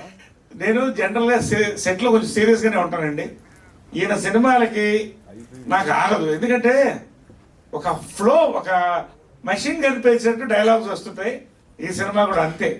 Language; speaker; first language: Telugu; native; Telugu